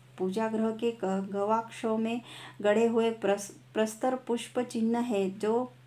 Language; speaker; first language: Hindi; non-native, local second language; Marathi